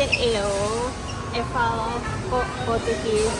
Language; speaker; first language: Portuguese; non-native, learner; Thai